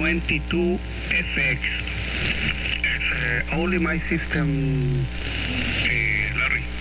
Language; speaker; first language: English; non-native, learner; Spanish